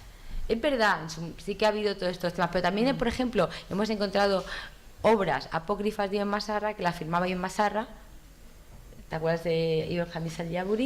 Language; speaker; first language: Spanish; native; Spanish